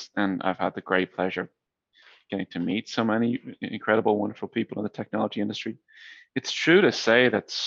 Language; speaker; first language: English; native; English